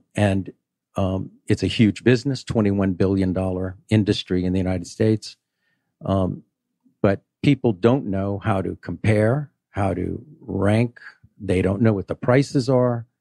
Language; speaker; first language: English; native; English